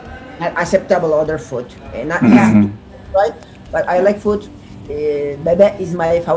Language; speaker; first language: English; non-native, learner; Turkish